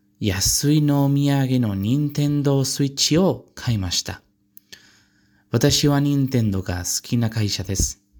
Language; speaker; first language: Japanese; non-native, learner; Spanish